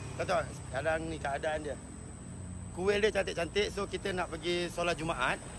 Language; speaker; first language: Malay; native; Malay